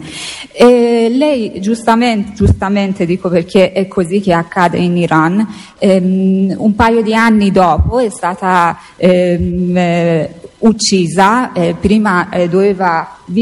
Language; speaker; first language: Italian; non-native, fluent; Persian